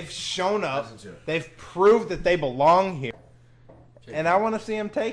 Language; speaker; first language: English; native; English